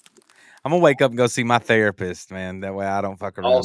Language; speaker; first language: English; native; English